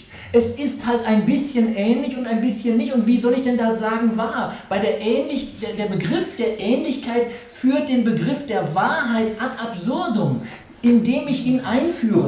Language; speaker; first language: German; native; German